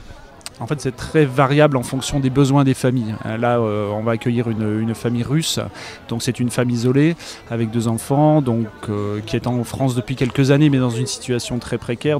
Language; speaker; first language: French; native; French